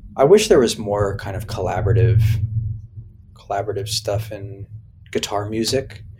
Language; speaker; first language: English; native; English